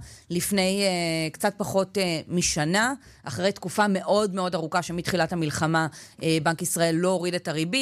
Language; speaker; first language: Hebrew; native; Hebrew